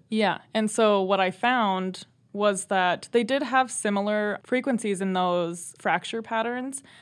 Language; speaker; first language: English; native; English